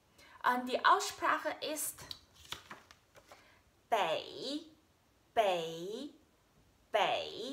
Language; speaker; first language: German; non-native, fluent; Chinese